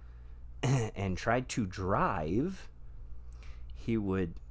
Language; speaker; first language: English; native; English